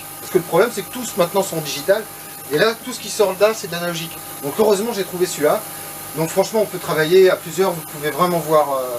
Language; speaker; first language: French; native; French